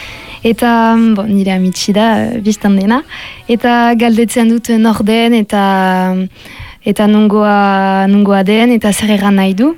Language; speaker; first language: Basque; non-native, local second language; French